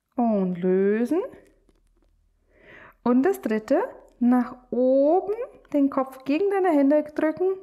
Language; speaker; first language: German; native; German